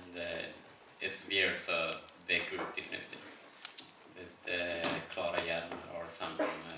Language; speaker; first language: English; non-native, learner; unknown